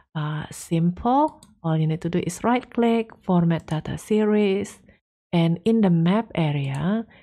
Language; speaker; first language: English; non-native, fluent; Indonesian